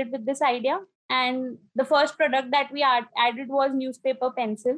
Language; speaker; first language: English; non-native, local second language; Marathi